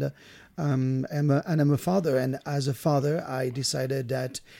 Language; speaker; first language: English; non-native, fluent; French